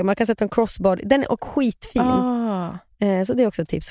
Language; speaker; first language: Swedish; native; Swedish